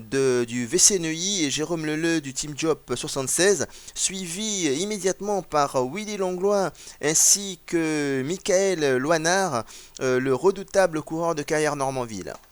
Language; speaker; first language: French; native; French